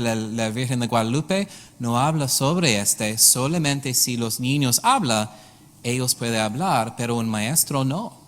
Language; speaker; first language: Spanish; non-native, learner; English